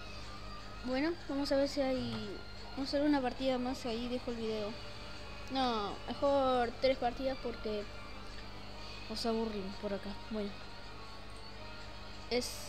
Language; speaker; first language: Spanish; native; Spanish